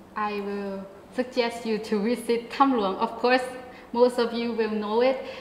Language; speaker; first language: English; non-native, learner; Thai